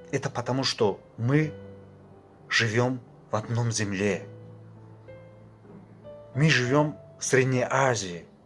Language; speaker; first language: Russian; non-native, fluent; Tajik